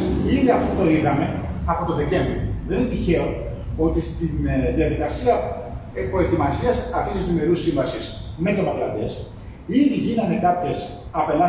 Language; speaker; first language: Greek; native; Greek